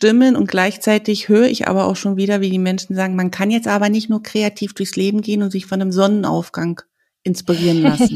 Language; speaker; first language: German; native; German